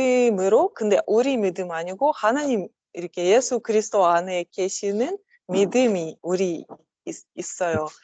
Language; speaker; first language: Korean; non-native, learner; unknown